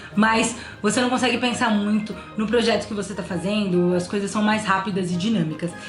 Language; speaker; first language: Portuguese; native; Portuguese